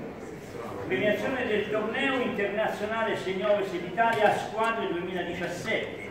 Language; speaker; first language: Italian; native; Italian